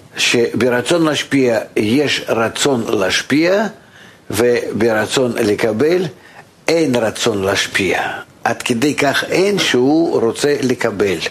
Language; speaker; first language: Hebrew; non-native, fluent; Russian